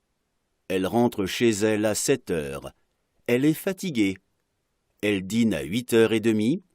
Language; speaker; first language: French; non-native, fluent; Arabic